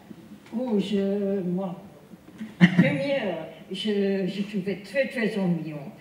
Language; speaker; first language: French; non-native, fluent; English